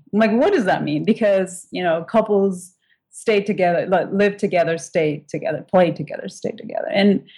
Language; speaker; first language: English; non-native, fluent; Turkish